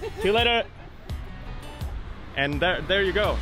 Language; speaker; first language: English; non-native, fluent; Indonesian